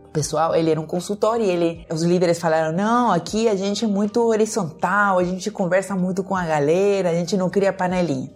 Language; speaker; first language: Portuguese; non-native, fluent; Spanish